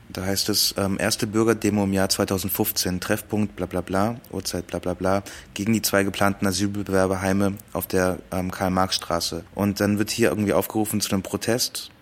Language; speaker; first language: German; early bilingual, other home language; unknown